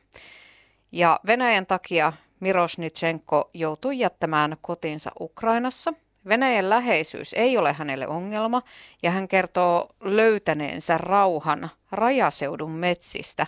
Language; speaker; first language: Finnish; native; Finnish